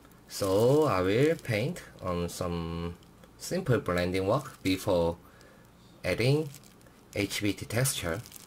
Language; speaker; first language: English; non-native, learner; Korean